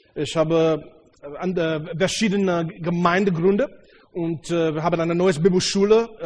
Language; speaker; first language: German; non-native, learner; English